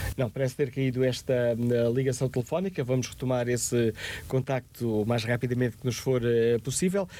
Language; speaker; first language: Portuguese; native; Portuguese